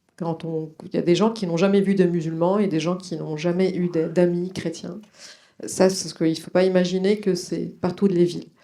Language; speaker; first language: French; non-native, local second language; Arabic